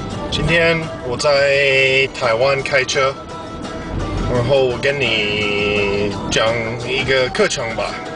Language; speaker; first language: Chinese; non-native, fluent; English